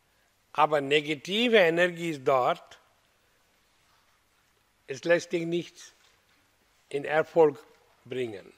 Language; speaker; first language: German; non-native, learner; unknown